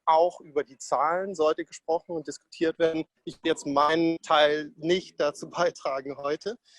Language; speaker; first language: German; non-native, fluent; Danish